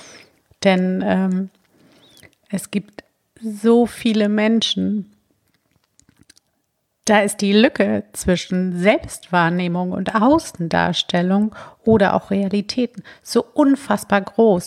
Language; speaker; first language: German; native; German